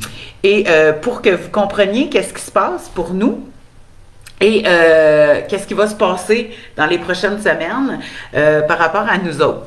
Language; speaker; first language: French; native; French